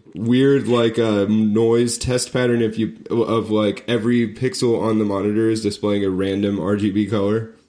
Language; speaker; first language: English; native; English